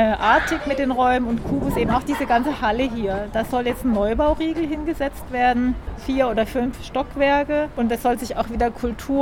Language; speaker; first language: German; native; German